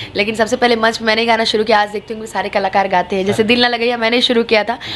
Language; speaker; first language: Hindi; native; Hindi